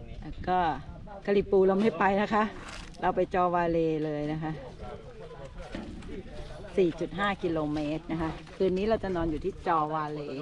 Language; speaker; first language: Thai; native; Thai